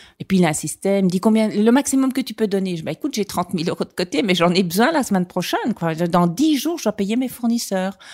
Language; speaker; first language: French; native; French